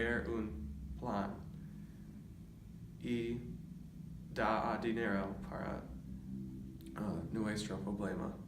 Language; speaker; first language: Spanish; non-native, learner; English